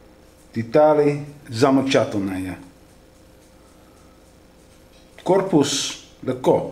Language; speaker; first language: Russian; non-native, learner; English